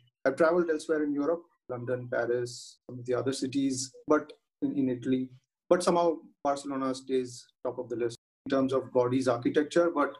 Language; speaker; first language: English; non-native, local second language; Tamil